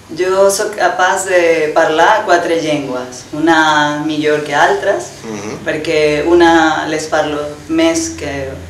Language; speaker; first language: Catalan; non-native, learner; Spanish